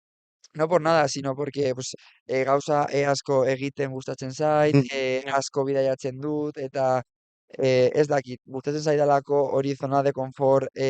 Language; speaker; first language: Basque; non-native, local second language; Spanish